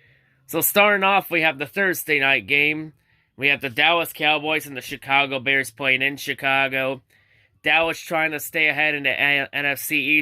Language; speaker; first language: English; native; English